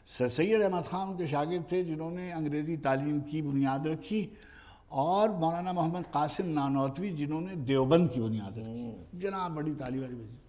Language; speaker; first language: Urdu; native; Urdu